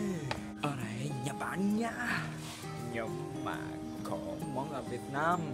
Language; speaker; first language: Vietnamese; non-native, learner; Japanese